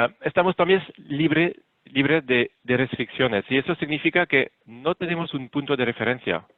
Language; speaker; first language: Spanish; non-native, fluent; French